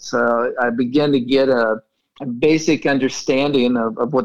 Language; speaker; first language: English; native; English